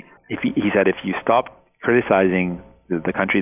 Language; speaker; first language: English; non-native, fluent; Punjabi